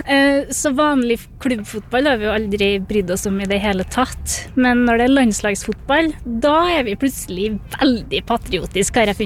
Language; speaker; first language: Norwegian; native; Norwegian